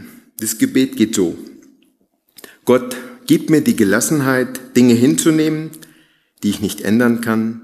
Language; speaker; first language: German; native; German